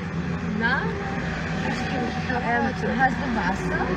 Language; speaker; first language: German; early bilingual, other home language; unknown